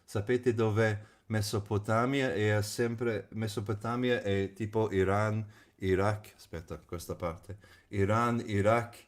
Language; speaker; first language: Italian; non-native, fluent; English